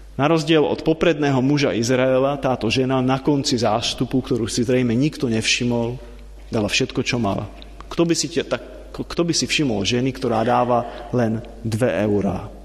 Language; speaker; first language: Slovak; non-native, fluent; Czech